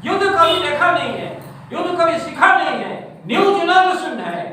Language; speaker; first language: Hindi; non-native, local second language; Bangla